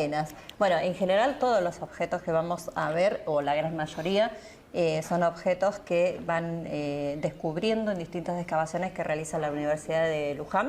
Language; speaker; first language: Spanish; native; Spanish